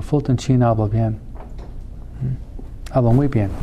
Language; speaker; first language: Spanish; non-native, fluent; English